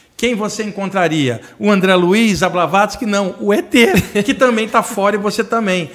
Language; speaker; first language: Portuguese; native; Portuguese